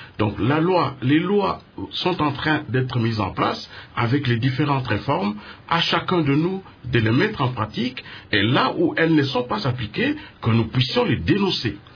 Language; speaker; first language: French; non-native, local second language; Lingala